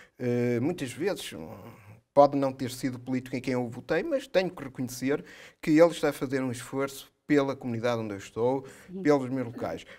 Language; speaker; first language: Portuguese; native; Portuguese